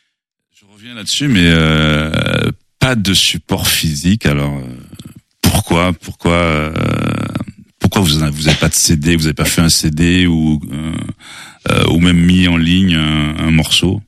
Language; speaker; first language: French; native; French